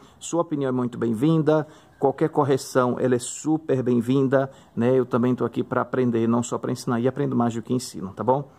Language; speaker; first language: Portuguese; native; Portuguese